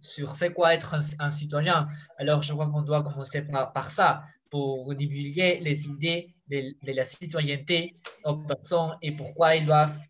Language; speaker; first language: French; non-native, fluent; Spanish